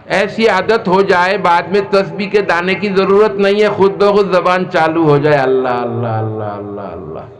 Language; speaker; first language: Urdu; non-native, local second language; Assamese